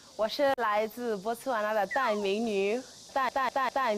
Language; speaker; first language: Chinese; non-native, learner; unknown